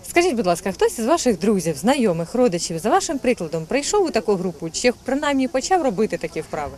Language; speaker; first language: Ukrainian; native; Ukrainian